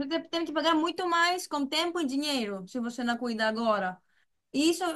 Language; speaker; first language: Portuguese; non-native, fluent; Greek